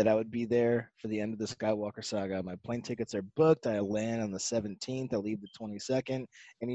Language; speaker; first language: English; native; English